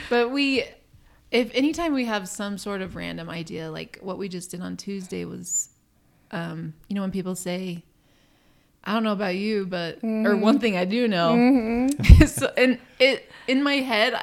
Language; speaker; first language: English; native; English